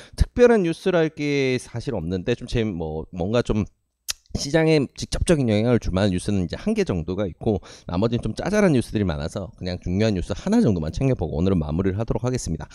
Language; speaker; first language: Korean; native; Korean